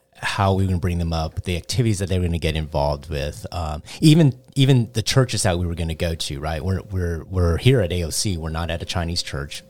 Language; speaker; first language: English; early bilingual, other home language; Cantonese